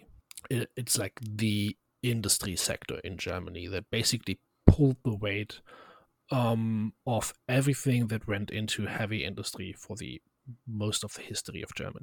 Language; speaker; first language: English; non-native, fluent; German